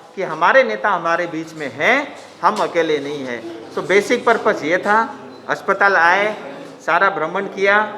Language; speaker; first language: Hindi; non-native, local second language; Nepali